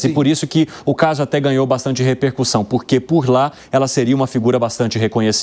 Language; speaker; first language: Portuguese; native; Portuguese